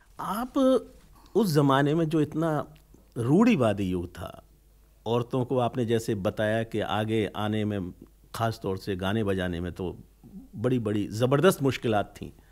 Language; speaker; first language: Hindi; native; Hindi